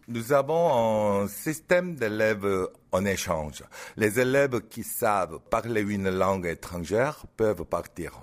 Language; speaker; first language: French; non-native, fluent; Korean